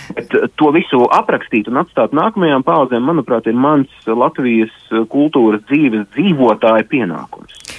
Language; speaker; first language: Latvian; native; Latvian